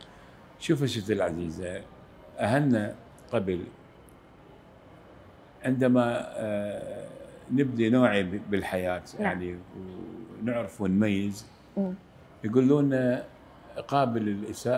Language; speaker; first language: Arabic; native; Arabic